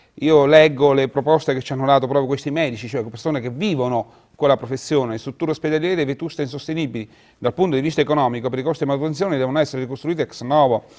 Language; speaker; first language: Italian; native; Italian